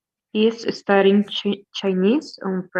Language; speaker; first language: English; non-native, learner; Spanish